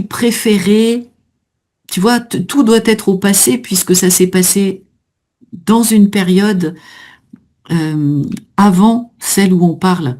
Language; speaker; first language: French; native; French